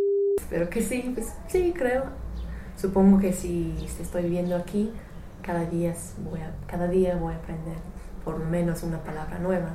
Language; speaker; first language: Spanish; non-native, fluent; English